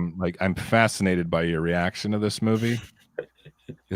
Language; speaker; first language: English; native; English